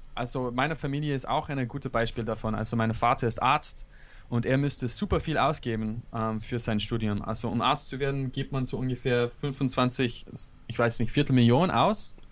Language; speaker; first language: German; non-native, fluent; English